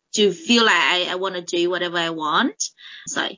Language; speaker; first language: English; non-native, fluent; Vietnamese